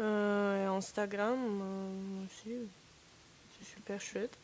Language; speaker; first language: French; non-native, learner; Russian